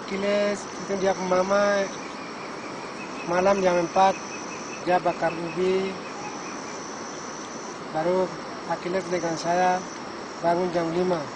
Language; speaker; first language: Indonesian; non-native, local second language; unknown